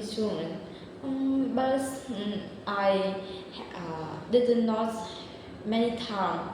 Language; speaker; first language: English; non-native, learner; Vietnamese